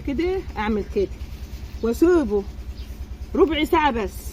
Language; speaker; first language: Arabic; native; Arabic